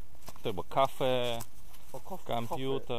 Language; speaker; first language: Japanese; non-native, learner; Russian